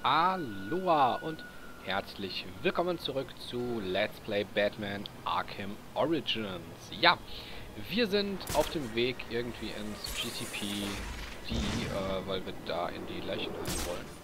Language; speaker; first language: German; native; German